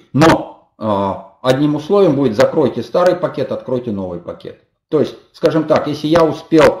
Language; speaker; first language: Russian; native; Russian